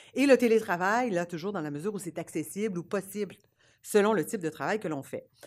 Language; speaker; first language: French; native; French